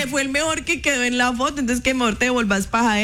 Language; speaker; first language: Spanish; native; Spanish